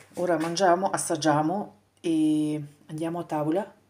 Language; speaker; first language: Italian; non-native, learner; Ukrainian